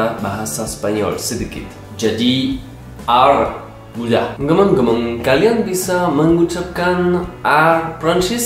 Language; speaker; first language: Indonesian; non-native, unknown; French